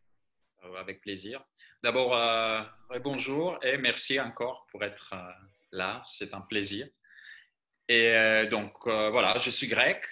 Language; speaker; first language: French; non-native, fluent; Greek